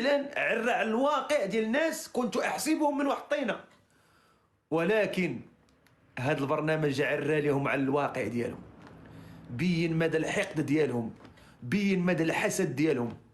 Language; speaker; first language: Arabic; native; Arabic